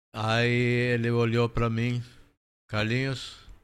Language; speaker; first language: Portuguese; native; Portuguese